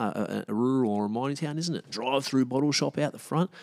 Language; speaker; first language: English; native; English